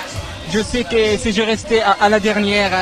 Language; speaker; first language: French; non-native, fluent; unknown